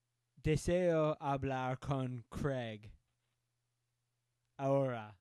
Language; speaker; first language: Spanish; non-native, learner; English